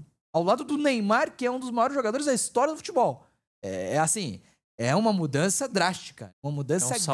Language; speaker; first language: Portuguese; native; Portuguese